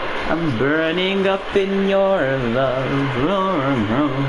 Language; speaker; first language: English; non-native, fluent; French